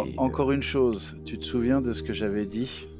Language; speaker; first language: French; native; French